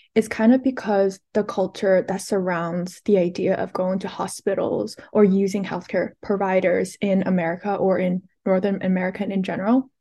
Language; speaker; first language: English; early bilingual, other home language; Chinese